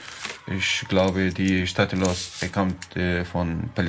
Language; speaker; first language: German; non-native, learner; Arabic